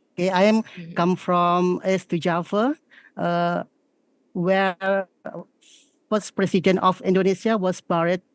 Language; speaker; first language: English; non-native, learner; Indonesian